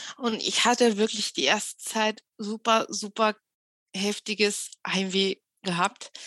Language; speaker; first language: German; early bilingual, other home language; Russian